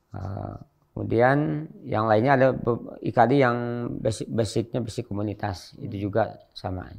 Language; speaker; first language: Indonesian; native; Indonesian